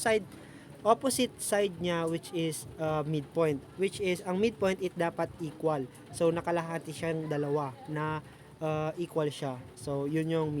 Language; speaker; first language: Filipino; native; Filipino